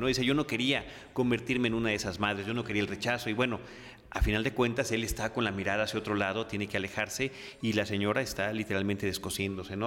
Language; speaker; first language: Spanish; native; Spanish